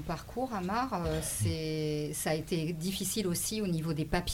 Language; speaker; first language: French; native; French